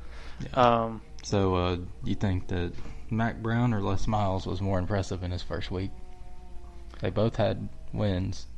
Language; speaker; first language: English; native; English